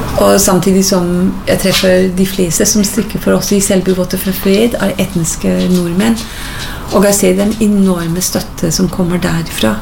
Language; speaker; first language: Norwegian; non-native, fluent; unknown